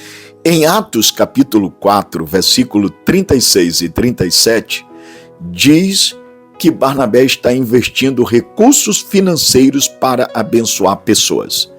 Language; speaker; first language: Portuguese; native; Portuguese